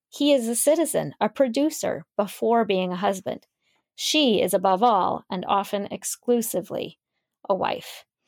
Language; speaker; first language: English; native; English